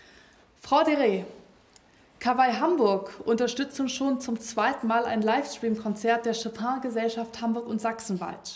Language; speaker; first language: German; native; German